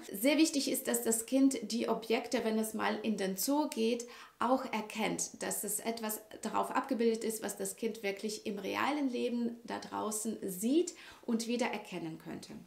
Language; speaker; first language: German; non-native, fluent; Russian